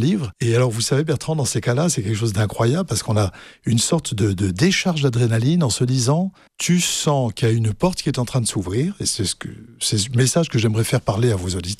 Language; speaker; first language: French; native; French